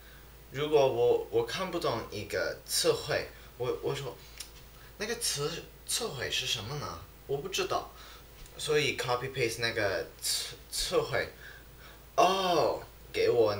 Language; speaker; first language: Chinese; non-native, learner; English